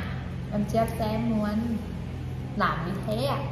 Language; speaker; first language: Vietnamese; non-native, fluent; Thai